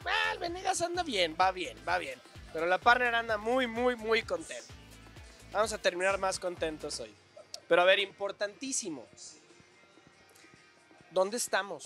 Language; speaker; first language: Spanish; native; Spanish